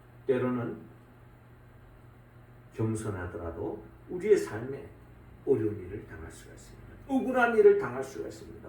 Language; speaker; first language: Korean; native; Korean